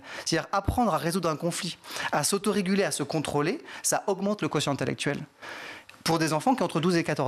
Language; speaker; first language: French; native; French